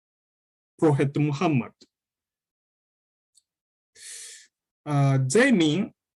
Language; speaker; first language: English; non-native, fluent; Japanese